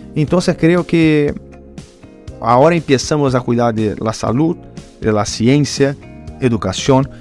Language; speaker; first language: Spanish; non-native, learner; Portuguese